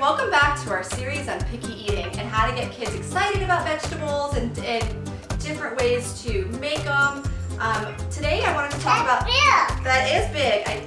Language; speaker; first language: English; native; English